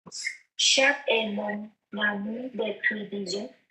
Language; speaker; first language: French; non-native, learner; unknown